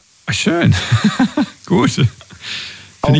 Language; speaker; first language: German; native; German